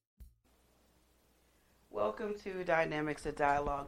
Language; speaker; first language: English; native; English